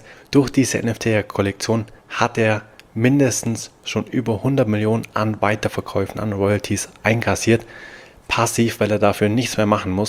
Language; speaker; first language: German; native; German